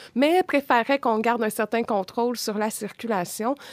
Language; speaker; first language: French; native; French